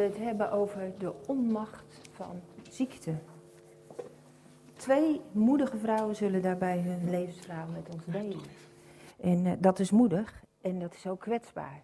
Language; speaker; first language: Dutch; native; Dutch